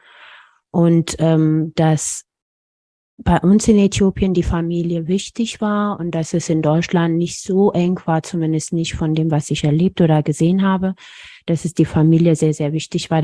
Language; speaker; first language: German; non-native, fluent; Amharic